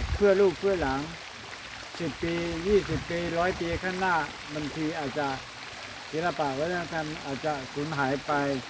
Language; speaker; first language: Thai; non-native, local second language; Hmong